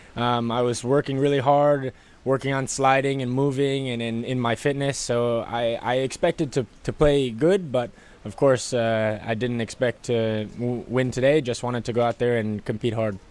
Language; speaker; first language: English; native; English